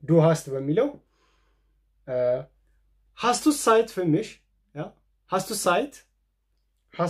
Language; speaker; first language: German; non-native, fluent; Amharic